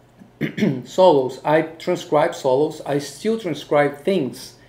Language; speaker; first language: English; non-native, fluent; Portuguese